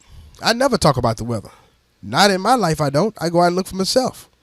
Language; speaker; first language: English; native; English